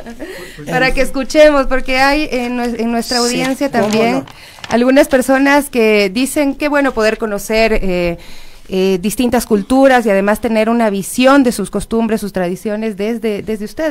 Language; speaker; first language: Spanish; native; Spanish